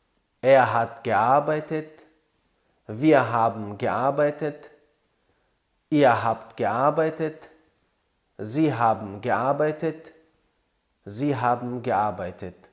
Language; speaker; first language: German; non-native, fluent; Tajik